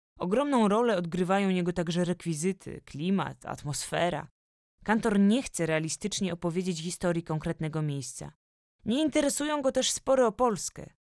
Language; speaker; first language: Polish; native; Polish